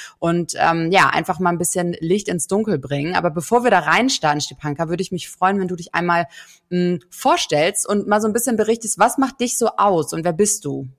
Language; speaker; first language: German; native; German